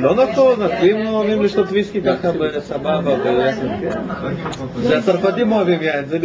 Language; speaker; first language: Hebrew; native; Hebrew